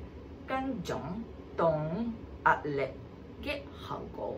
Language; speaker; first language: Cantonese; non-native, learner; Japanese